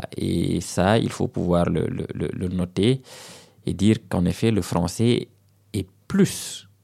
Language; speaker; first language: French; non-native, local second language; Serer